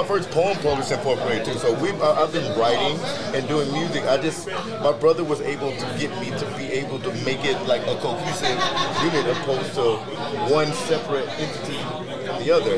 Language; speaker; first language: English; native; English